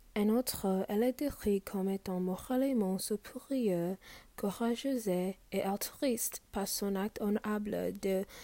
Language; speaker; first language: French; non-native, fluent; English